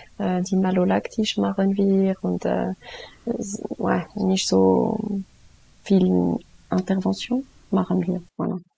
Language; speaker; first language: German; non-native, local second language; French